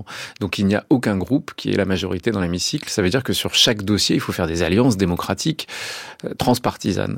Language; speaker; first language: French; native; French